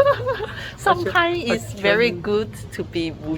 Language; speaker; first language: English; non-native, learner; Chinese